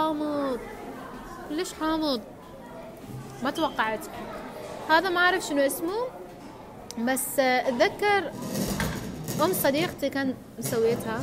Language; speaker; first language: Arabic; non-native, fluent; Persian